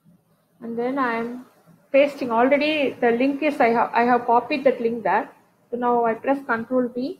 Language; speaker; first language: English; non-native, local second language; Tamil